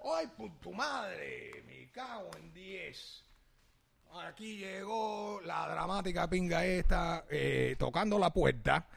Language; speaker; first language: Spanish; early bilingual, heritage; Spanish